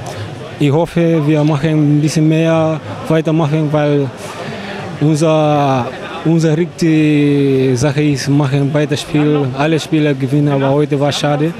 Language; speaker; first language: German; non-native, learner; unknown